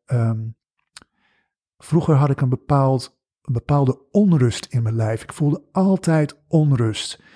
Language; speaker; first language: Dutch; early bilingual, other home language; English